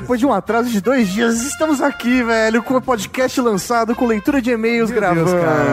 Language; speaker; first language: Portuguese; native; Portuguese